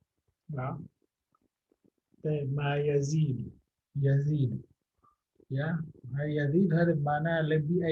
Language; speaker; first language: Arabic; non-native, fluent; Indonesian